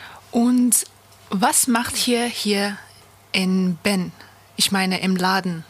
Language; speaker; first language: German; non-native, fluent; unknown